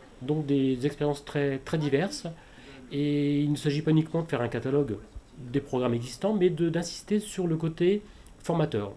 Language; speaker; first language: French; native; French